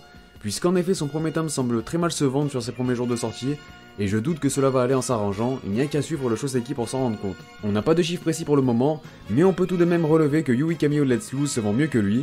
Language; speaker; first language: French; native; French